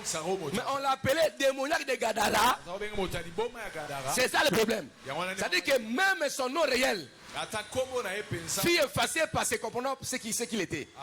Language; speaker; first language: French; non-native, local second language; Lingala